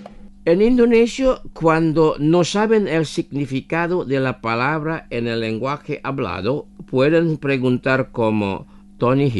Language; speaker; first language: Spanish; non-native, fluent; Indonesian